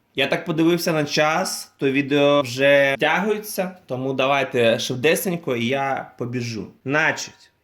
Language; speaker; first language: Ukrainian; non-native, local second language; Russian